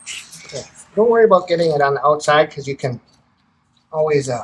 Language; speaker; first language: English; native; English